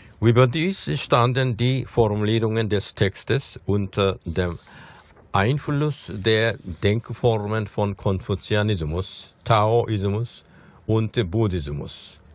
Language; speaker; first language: German; non-native, fluent; Korean